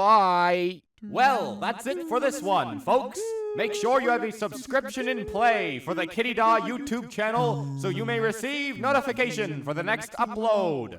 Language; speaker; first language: English; native; English